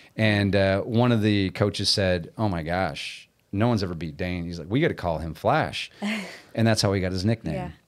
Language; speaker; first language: English; native; English